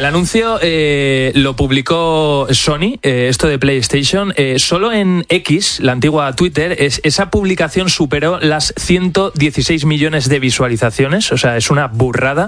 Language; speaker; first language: Spanish; native; Spanish